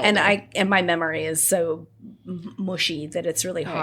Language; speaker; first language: English; native; English